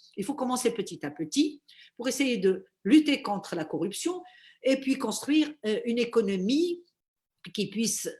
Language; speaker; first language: French; non-native, local second language; Arabic